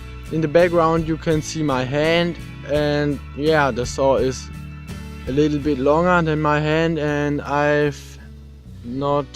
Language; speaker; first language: English; non-native, fluent; German